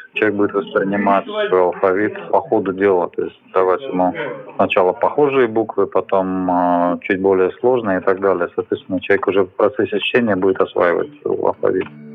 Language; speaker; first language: Russian; native; Russian